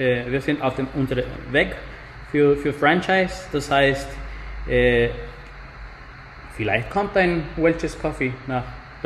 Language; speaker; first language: German; non-native, fluent; Spanish